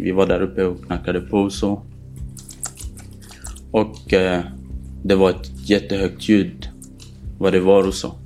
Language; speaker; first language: Swedish; non-native, fluent; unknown